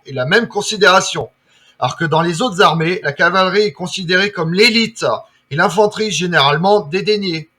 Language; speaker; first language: French; native; French